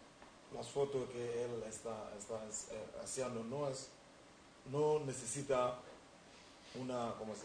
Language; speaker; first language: Spanish; non-native, learner; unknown